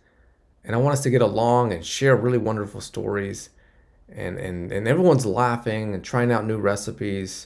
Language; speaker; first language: English; native; English